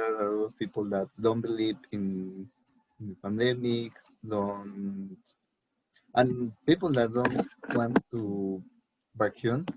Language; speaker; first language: English; non-native, learner; Spanish